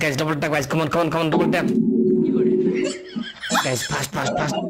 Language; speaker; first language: English; non-native, learner; Nepali